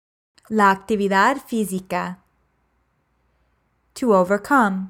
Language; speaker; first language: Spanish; non-native, fluent; English